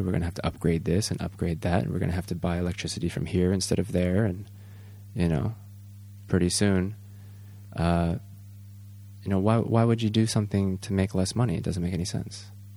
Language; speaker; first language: English; native; English